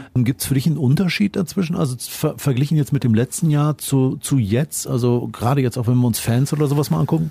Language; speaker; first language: German; native; German